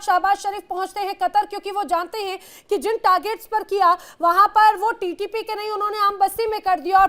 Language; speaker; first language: Hindi; native; Hindi